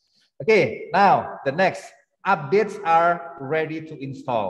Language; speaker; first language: English; non-native, fluent; Indonesian